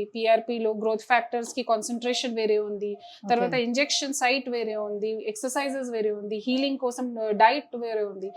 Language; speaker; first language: Telugu; non-native, fluent; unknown